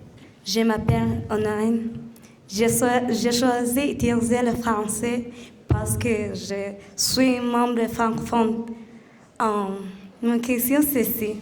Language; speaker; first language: French; non-native, learner; Kinyarwanda